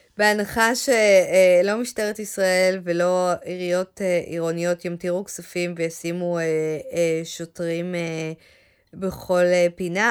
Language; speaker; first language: Hebrew; native; Hebrew